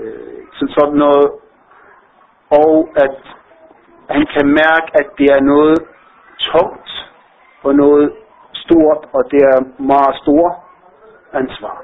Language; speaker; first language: Danish; non-native, fluent; Arabic